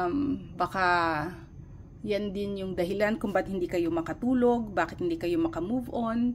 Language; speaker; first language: Filipino; native; Filipino